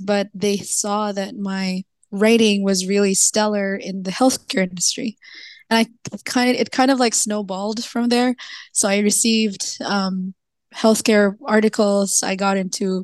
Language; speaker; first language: English; non-native, local second language; Cebuano